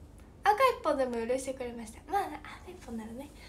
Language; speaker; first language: Japanese; native; Japanese